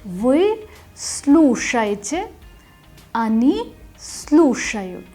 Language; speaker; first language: Russian; non-native, fluent; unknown